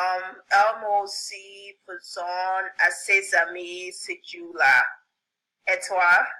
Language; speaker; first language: French; non-native, learner; English